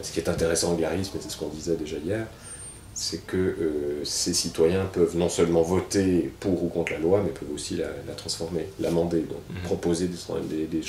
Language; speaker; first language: French; native; French